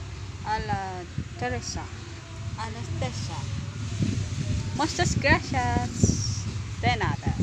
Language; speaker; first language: Spanish; non-native, learner; Filipino